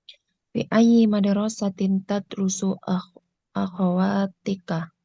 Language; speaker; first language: Arabic; non-native, learner; Indonesian